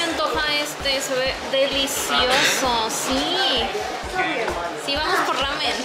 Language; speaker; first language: Spanish; native; Spanish